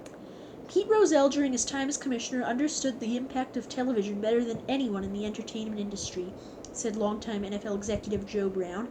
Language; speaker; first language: English; native; English